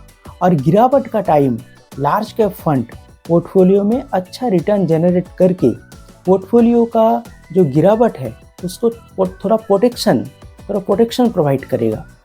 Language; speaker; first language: Hindi; non-native, local second language; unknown